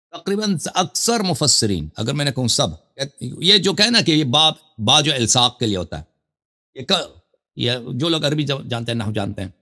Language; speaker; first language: Urdu; non-native, fluent; Persian